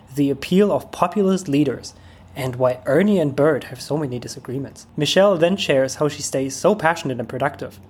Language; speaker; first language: English; non-native, fluent; German